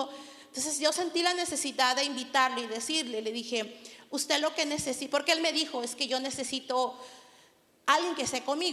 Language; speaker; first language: Spanish; native; Spanish